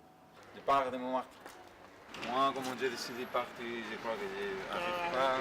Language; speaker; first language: French; non-native, learner; Spanish